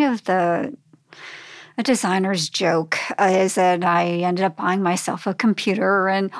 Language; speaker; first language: English; native; English